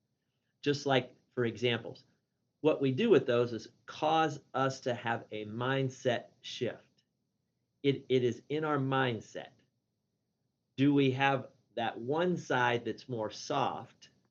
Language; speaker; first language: English; native; English